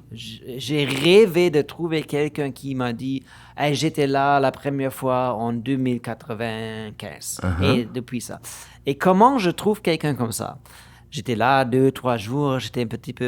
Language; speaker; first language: French; non-native, fluent; German